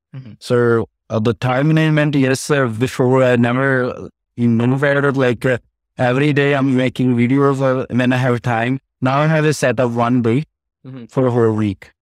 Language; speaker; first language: English; non-native, local second language; Punjabi